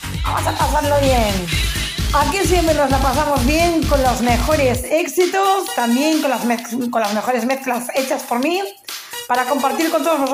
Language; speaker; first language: Spanish; native; Spanish